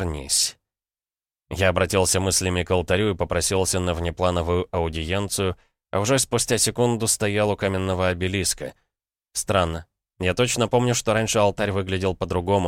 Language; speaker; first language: Russian; native; Russian